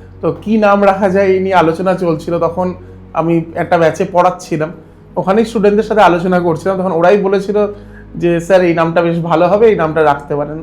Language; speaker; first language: Bangla; native; Bangla